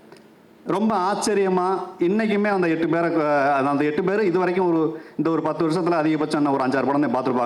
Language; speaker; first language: Tamil; native; Tamil